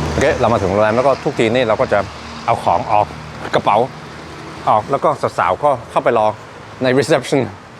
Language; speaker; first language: Thai; non-native, fluent; Norwegian